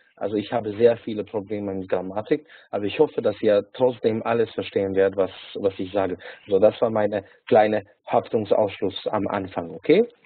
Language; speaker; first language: German; non-native, fluent; Hungarian